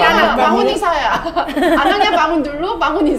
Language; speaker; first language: Indonesian; non-native, learner; Korean